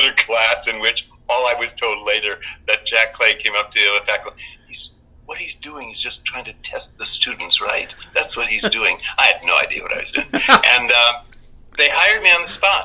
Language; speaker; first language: English; native; English